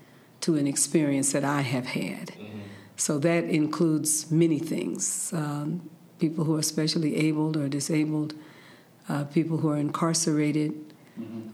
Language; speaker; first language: English; native; English